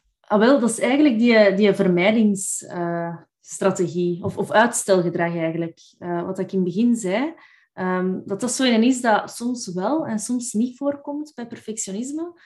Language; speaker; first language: Dutch; native; Dutch